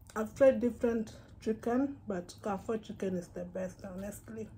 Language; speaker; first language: English; non-native, local second language; Gusii